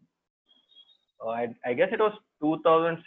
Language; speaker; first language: English; non-native, local second language; Kannada